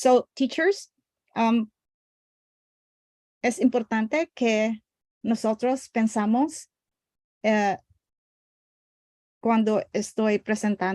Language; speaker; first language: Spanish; non-native, learner; English